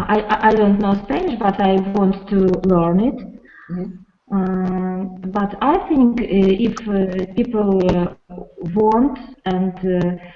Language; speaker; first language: English; non-native, learner; Russian